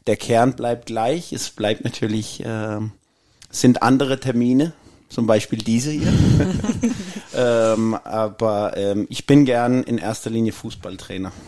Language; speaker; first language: German; non-native, fluent; Danish